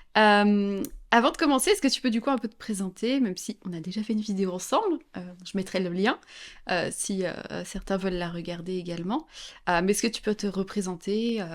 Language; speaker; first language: French; native; French